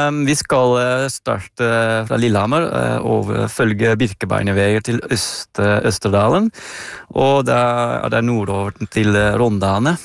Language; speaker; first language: Norwegian; non-native, fluent; Dutch